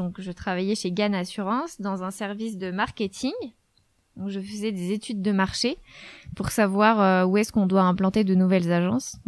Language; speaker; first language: French; native; French